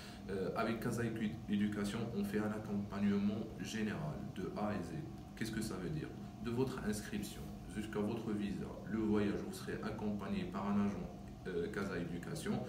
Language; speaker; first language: French; non-native, local second language; Arabic